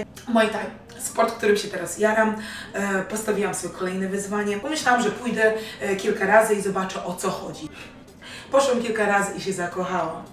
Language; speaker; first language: Polish; native; Polish